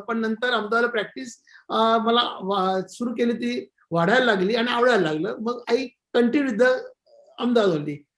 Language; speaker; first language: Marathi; non-native, local second language; Gujarati